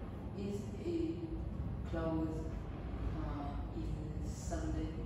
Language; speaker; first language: English; non-native, learner; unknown